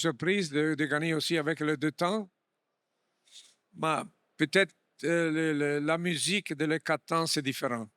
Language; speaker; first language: French; non-native, fluent; Italian